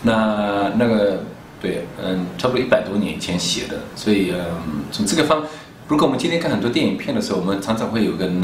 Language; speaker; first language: Chinese; early bilingual, heritage; German